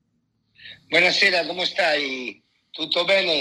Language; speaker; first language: Italian; non-native, fluent; Spanish